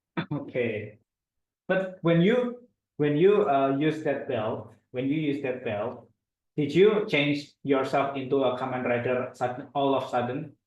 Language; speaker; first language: English; non-native, fluent; Indonesian